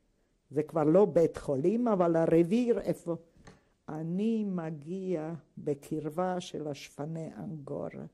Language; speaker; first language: Hebrew; non-native, fluent; Hungarian